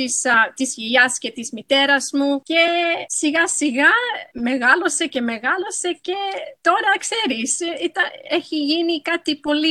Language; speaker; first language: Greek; early bilingual, heritage; English